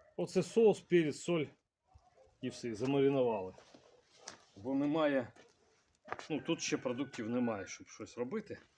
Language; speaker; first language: Ukrainian; non-native, local second language; Russian